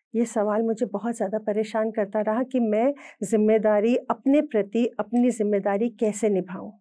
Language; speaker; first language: Hindi; native; Hindi